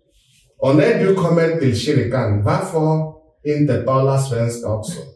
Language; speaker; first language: Swedish; non-native, fluent; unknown